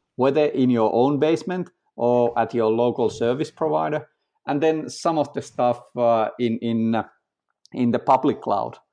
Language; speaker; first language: English; non-native, fluent; Finnish